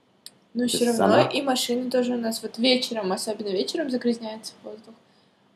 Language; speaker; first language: Russian; native; Russian